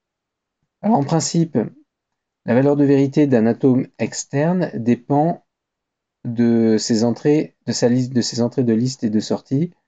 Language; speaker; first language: French; native; French